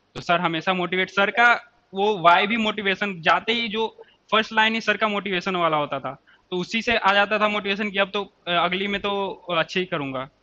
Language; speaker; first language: Hindi; native; Hindi